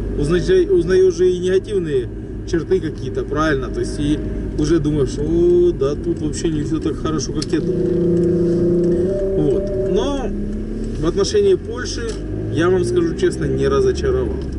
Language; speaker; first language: Russian; native; Russian